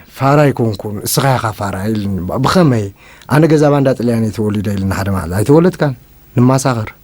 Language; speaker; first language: Tigrinya; native; Tigrinya